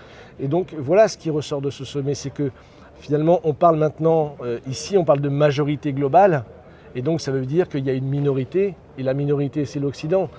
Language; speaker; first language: French; native; French